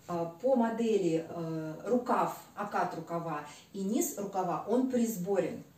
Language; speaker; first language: Russian; native; Russian